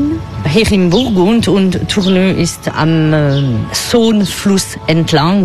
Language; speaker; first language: German; non-native, fluent; French